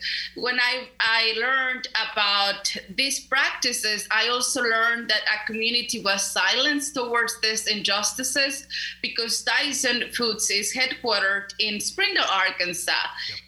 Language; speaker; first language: English; non-native, fluent; Spanish